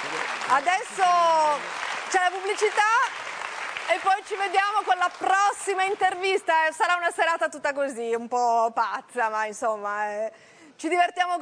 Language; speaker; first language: Italian; native; Italian